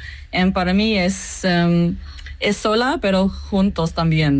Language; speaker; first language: Spanish; non-native, learner; English